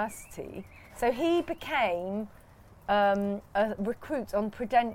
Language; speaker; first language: English; native; English